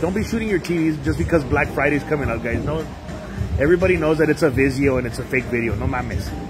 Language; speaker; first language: English; early bilingual, other home language; Spanish